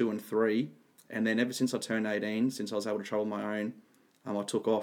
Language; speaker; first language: English; native; English